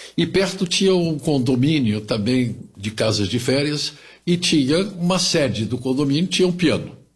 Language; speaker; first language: Portuguese; early bilingual, other home language; German